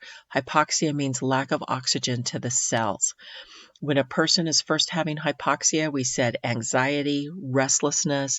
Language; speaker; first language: English; native; English